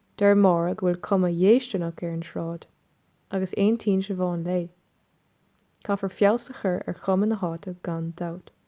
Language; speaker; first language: Irish; non-native, local second language; English